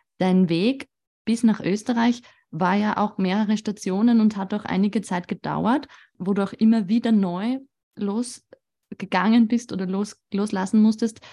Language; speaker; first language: German; native; German